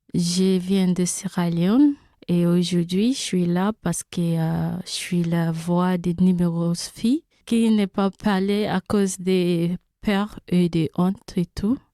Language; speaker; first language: French; non-native, learner; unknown